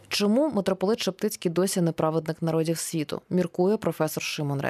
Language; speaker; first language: Ukrainian; native; Ukrainian